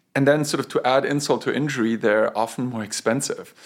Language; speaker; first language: English; non-native, fluent; German